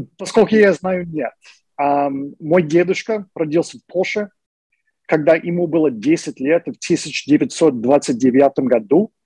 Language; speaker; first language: Russian; non-native, fluent; English